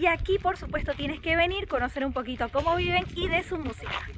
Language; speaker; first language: Spanish; native; Spanish